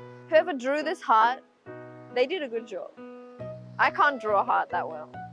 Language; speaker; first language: English; early bilingual, other home language; Japanese